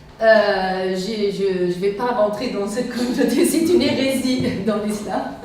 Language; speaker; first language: French; non-native, fluent; Arabic